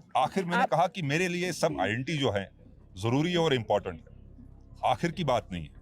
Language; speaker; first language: Hindi; non-native, local second language; Kashmiri